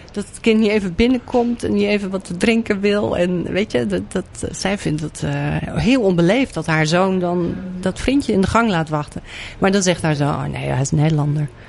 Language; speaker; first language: Dutch; native; Dutch